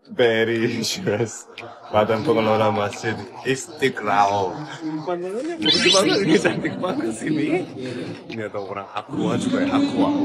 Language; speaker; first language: Indonesian; non-native, fluent; Korean